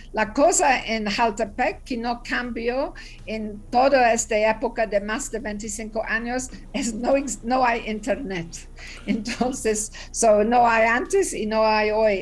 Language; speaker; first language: Spanish; non-native, learner; English